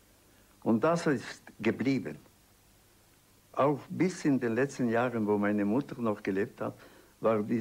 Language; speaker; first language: German; non-native, local second language; Italian